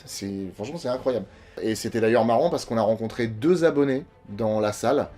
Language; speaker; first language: French; native; French